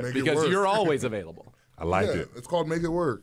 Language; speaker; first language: English; native; English